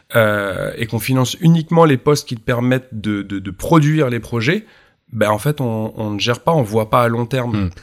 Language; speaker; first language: French; native; French